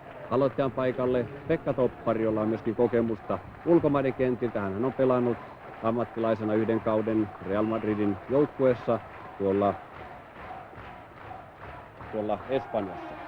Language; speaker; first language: Finnish; native; Finnish